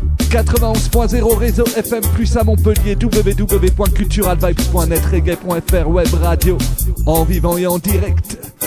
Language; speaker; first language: French; native; French